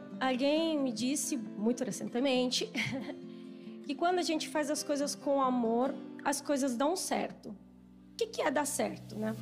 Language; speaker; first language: Portuguese; non-native, fluent; Italian